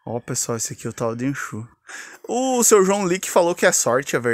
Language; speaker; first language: Portuguese; native; Portuguese